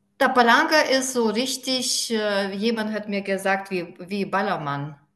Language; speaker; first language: German; non-native, fluent; Lithuanian